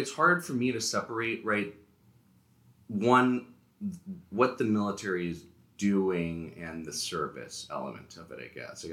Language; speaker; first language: English; native; English